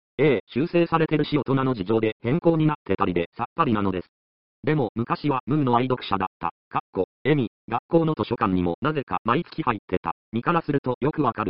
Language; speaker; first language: Japanese; native; Japanese